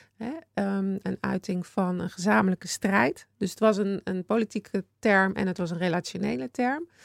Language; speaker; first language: Dutch; native; Dutch